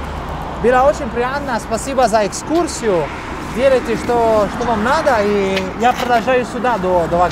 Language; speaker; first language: Russian; non-native, learner; Italian